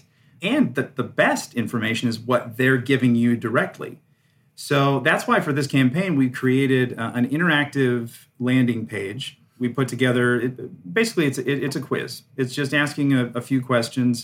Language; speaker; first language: English; native; English